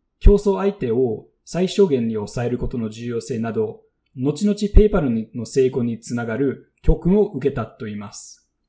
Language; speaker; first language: Japanese; non-native, fluent; English